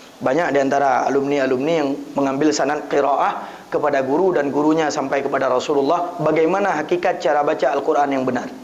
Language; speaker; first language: Malay; non-native, local second language; Achinese